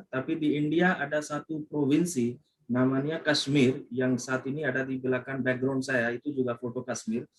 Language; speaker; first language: Indonesian; non-native, fluent; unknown